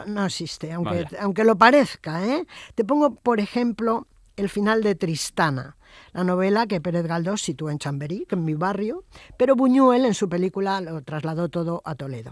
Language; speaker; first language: Spanish; native; Spanish